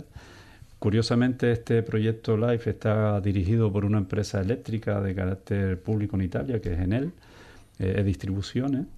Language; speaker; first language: Spanish; native; Spanish